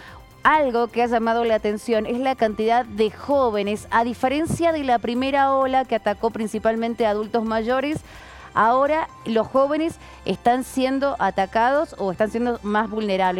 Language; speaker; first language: Spanish; native; Spanish